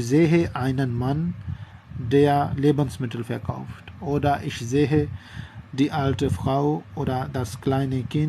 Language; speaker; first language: German; non-native, learner; Urdu